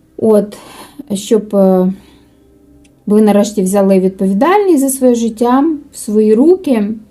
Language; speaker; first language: Ukrainian; non-native, local second language; Russian